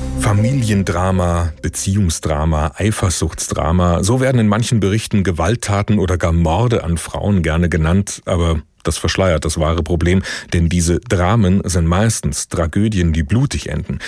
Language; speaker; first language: German; native; German